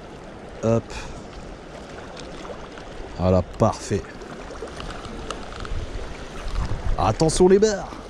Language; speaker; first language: French; native; French